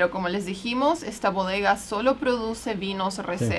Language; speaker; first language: Spanish; native; Spanish